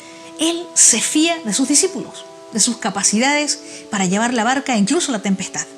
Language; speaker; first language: Spanish; native; Spanish